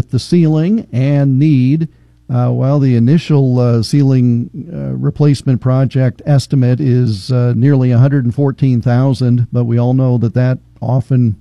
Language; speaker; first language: English; native; English